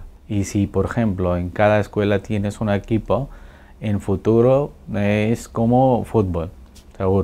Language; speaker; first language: Spanish; non-native, learner; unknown